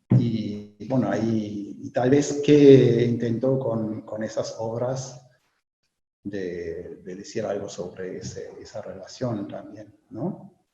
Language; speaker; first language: Spanish; non-native, fluent; German